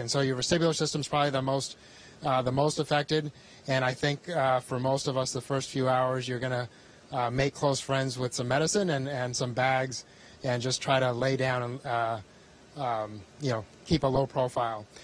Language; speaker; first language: English; early bilingual, other home language; Spanish